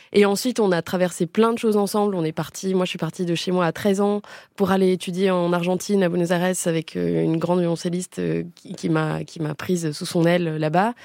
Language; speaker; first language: French; early bilingual, other home language; Portuguese